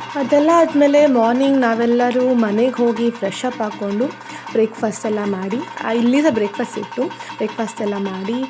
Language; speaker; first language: Kannada; non-native, local second language; Tulu